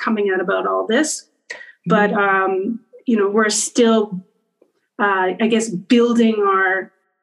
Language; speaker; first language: English; native; English